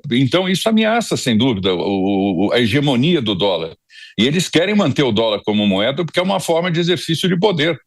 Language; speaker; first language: Portuguese; native; Portuguese